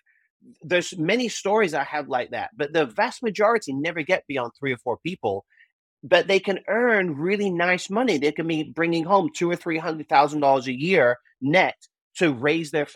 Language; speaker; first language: English; native; English